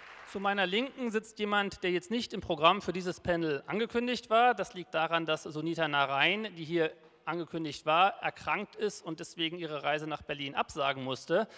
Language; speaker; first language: German; native; German